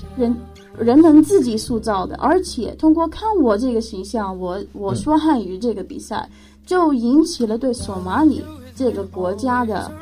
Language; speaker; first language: Chinese; non-native, fluent; Arabic